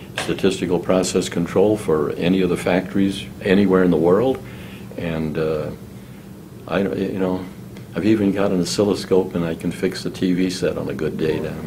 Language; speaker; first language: English; native; English